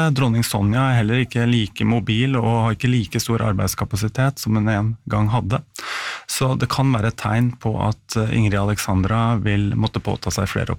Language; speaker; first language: Norwegian; native; Norwegian